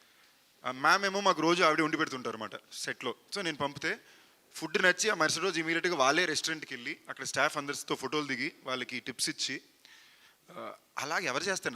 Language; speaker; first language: Telugu; native; Telugu